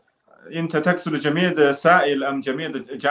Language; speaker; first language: Arabic; non-native, learner; Chinese